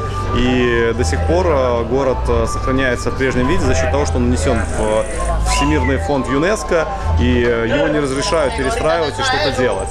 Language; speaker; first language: Russian; native; Russian